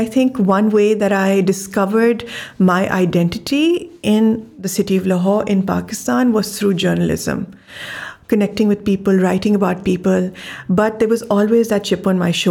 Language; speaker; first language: English; non-native, local second language; Urdu